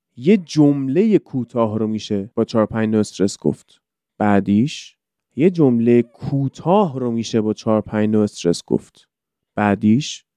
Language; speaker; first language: Persian; native; Persian